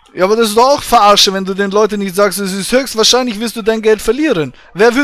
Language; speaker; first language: German; native; German